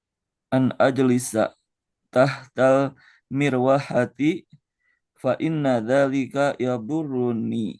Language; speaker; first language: Arabic; non-native, learner; Indonesian